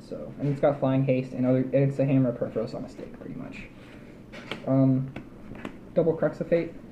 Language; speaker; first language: English; native; English